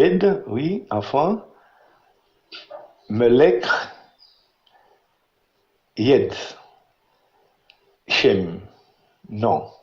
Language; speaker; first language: French; non-native, learner; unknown